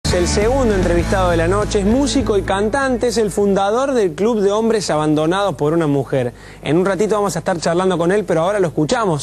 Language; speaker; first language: Spanish; native; Spanish